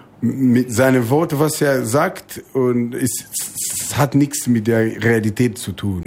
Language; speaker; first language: German; non-native, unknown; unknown